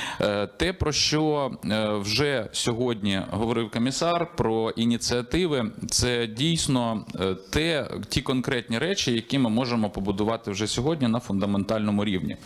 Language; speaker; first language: Ukrainian; native; Ukrainian